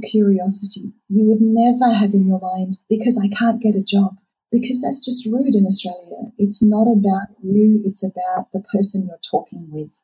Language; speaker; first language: English; native; English